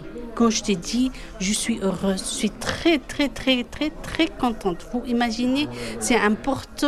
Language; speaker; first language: French; non-native, fluent; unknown